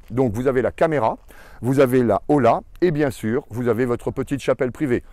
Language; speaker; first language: French; native; French